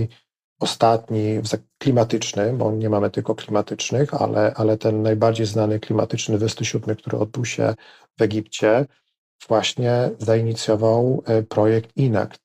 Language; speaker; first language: Polish; native; Polish